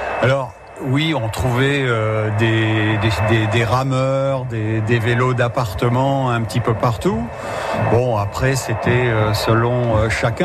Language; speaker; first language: French; native; French